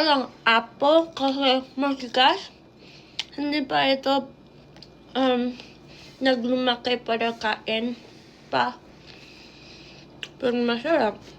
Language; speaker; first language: Filipino; non-native, learner; English